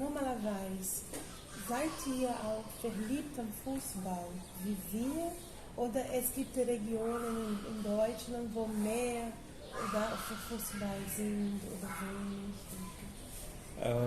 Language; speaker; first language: German; non-native, fluent; Portuguese